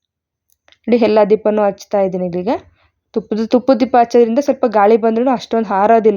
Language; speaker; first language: Kannada; native; Kannada